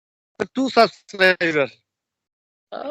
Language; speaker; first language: English; non-native, learner; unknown